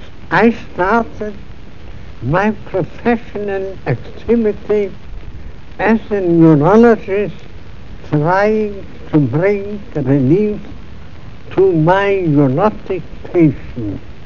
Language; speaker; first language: English; non-native, fluent; German